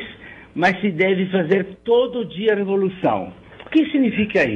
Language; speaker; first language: Portuguese; non-native, fluent; Italian